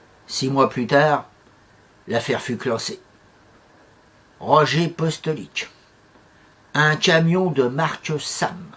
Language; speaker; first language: French; native; French